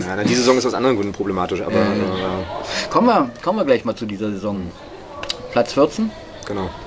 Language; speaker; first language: German; native; German